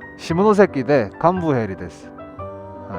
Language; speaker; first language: Japanese; non-native, learner; Korean